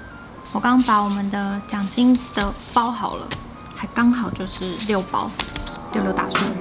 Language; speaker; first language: Chinese; native; Chinese